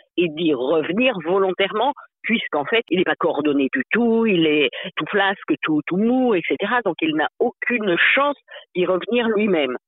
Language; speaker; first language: French; native; French